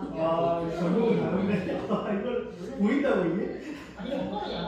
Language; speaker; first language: Korean; native; Korean